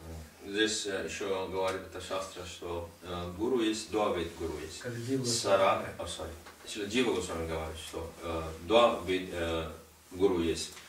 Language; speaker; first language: Russian; non-native, learner; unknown